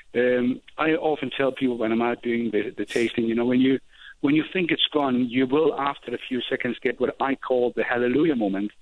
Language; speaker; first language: English; non-native, fluent; Danish